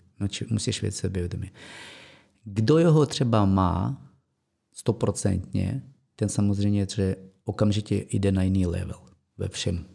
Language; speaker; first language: Czech; non-native, fluent; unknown